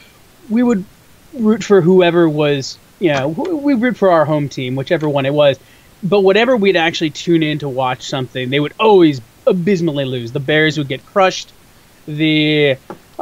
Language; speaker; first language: English; native; English